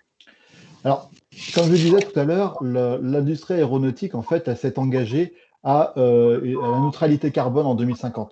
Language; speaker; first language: French; native; French